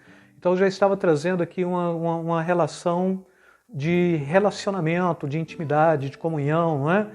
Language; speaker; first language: Portuguese; native; Portuguese